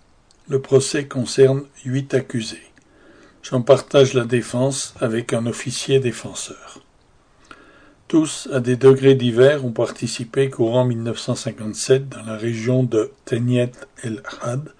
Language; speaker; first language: French; native; French